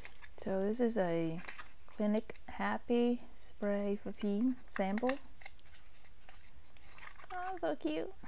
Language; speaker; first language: English; non-native, fluent; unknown